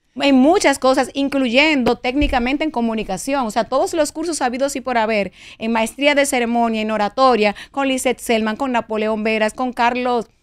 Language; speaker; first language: Spanish; native; Spanish